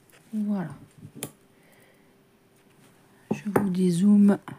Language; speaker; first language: French; native; French